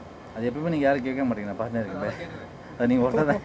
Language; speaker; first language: Tamil; native; Tamil